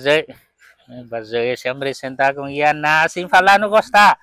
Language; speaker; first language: Portuguese; non-native, learner; Vietnamese